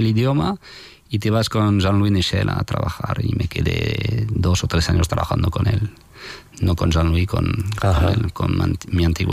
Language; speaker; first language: Spanish; non-native, fluent; French